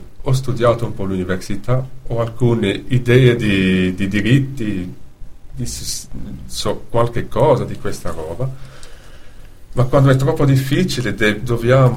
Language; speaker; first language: Italian; non-native, fluent; Dutch